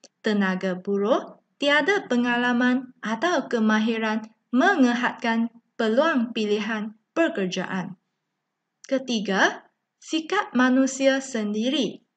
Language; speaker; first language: Malay; non-native, local second language; Chinese